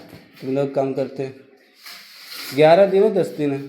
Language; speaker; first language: Hindi; non-native, local second language; Malayalam